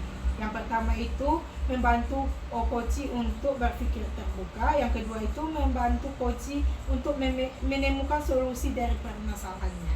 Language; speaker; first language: Indonesian; native; Indonesian